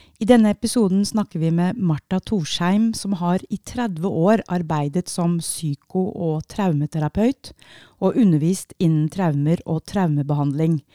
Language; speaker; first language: Norwegian; native; Norwegian